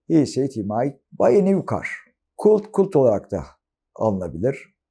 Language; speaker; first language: English; non-native, fluent; Turkish